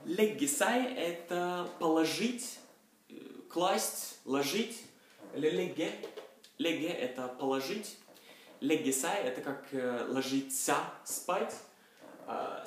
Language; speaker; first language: Russian; non-native, fluent; Norwegian